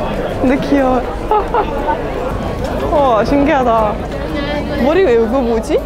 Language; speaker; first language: Korean; non-native, fluent; Estonian